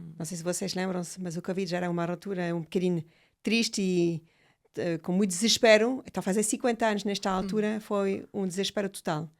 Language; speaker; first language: Portuguese; non-native, fluent; French